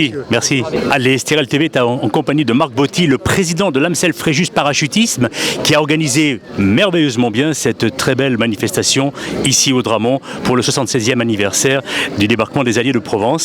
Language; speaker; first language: French; native; French